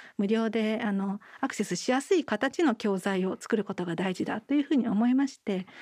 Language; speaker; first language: Japanese; native; Japanese